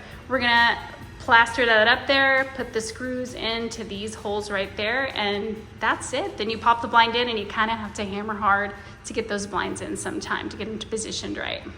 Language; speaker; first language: English; native; English